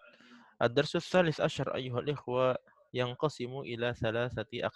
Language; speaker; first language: Arabic; non-native, fluent; Indonesian